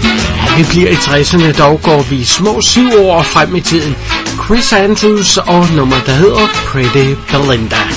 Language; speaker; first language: Danish; native; Danish